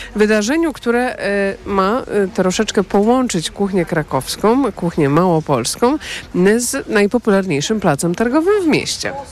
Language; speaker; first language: Polish; native; Polish